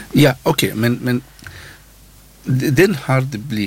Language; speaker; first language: Swedish; non-native, learner; Arabic